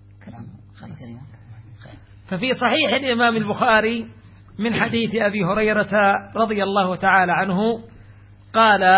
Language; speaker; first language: Arabic; native; Arabic